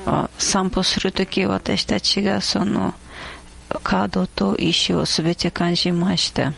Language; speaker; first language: Japanese; non-native, fluent; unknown